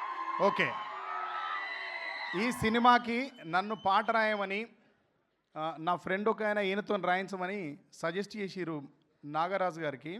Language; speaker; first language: Telugu; native; Telugu